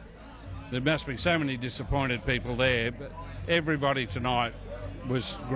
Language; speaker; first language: English; native; English